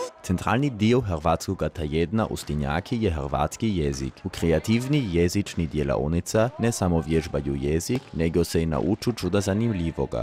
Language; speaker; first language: Serbian; native; Serbian